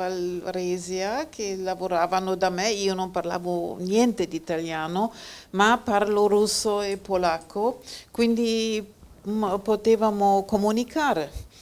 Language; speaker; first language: Italian; non-native, fluent; German